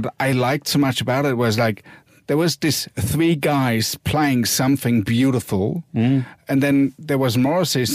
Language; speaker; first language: English; non-native, fluent; German